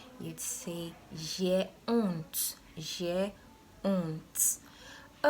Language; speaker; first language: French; non-native, fluent; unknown